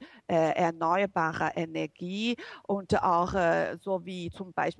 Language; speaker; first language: German; non-native, learner; Chinese